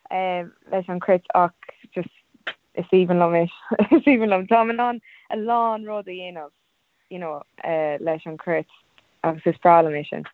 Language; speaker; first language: Irish; non-native, local second language; English